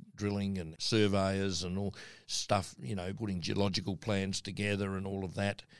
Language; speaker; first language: English; native; English